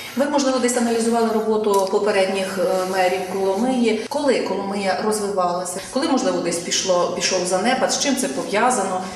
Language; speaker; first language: Ukrainian; native; Ukrainian